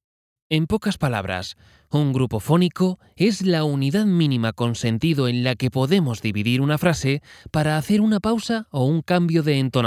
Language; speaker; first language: Spanish; native; Spanish